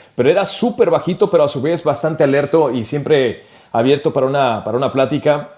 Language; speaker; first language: Spanish; early bilingual, heritage; Spanish